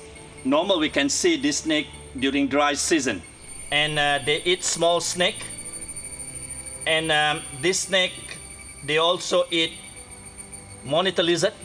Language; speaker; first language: English; non-native, fluent; Malay